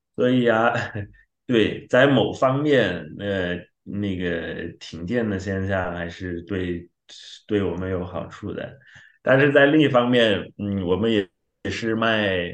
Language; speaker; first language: Chinese; non-native, fluent; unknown